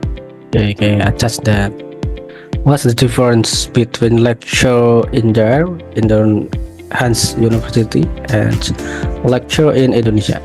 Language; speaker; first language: English; non-native, learner; Indonesian